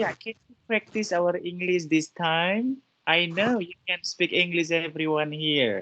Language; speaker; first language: English; non-native, fluent; Indonesian